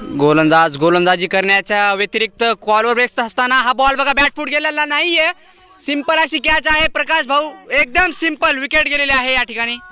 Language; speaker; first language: Marathi; non-native, local second language; Lambadi